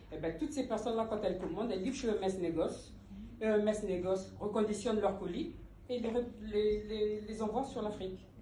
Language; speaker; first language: French; early bilingual, other home language; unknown